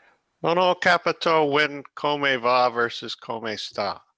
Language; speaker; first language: Italian; non-native, learner; English